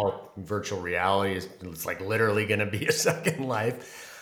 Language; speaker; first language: English; native; English